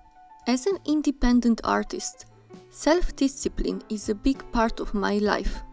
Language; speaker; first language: English; non-native, fluent; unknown